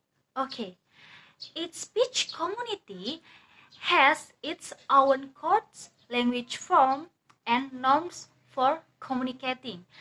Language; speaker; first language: English; non-native, learner; Indonesian